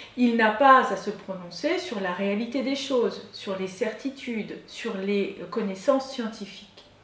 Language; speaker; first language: French; native; French